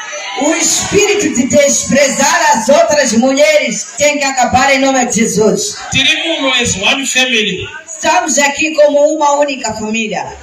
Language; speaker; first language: Portuguese; non-native, local second language; Shona